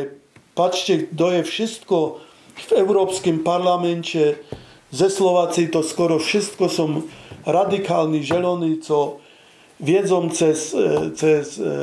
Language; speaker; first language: Polish; non-native, learner; Slovak